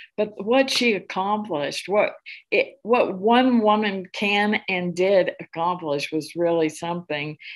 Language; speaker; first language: English; native; English